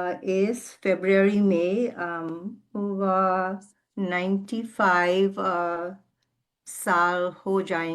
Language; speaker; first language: Hindi; non-native, learner; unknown